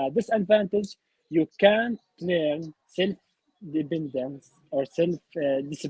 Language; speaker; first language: English; non-native, learner; Arabic